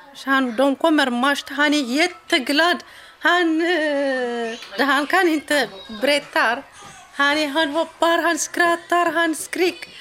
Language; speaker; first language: Swedish; non-native, learner; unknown